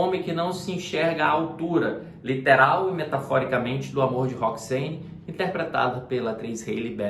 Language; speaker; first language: Portuguese; native; Portuguese